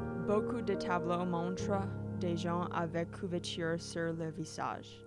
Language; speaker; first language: French; non-native, learner; English